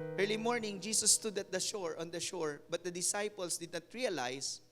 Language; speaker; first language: English; non-native, local second language; Filipino